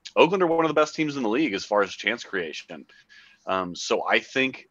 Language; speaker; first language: English; native; English